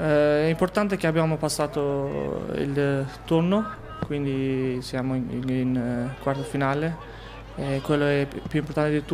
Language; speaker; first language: Italian; non-native, fluent; Albanian